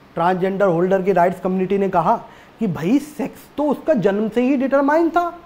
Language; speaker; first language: Hindi; native; Hindi